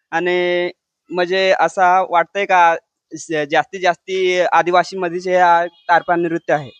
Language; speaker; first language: Marathi; non-native, local second language; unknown